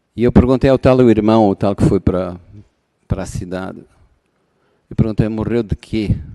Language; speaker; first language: Portuguese; native; Portuguese